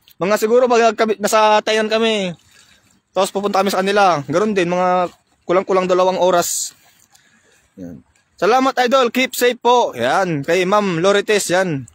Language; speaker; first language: Filipino; non-native, local second language; Iloko